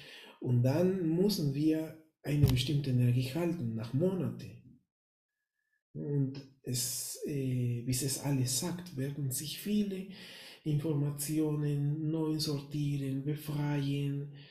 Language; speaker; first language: German; non-native, fluent; Spanish